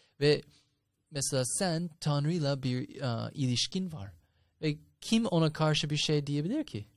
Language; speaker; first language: Turkish; non-native, fluent; English